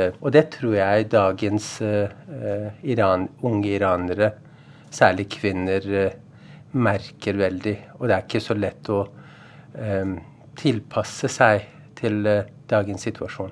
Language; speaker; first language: Norwegian; non-native, fluent; Persian